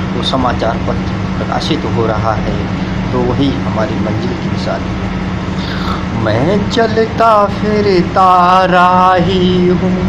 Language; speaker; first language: Hindi; native; Hindi